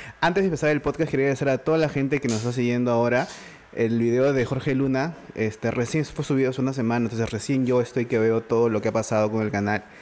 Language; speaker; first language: Spanish; native; Spanish